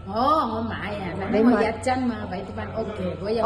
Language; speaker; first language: Cantonese; non-native, local second language; Indonesian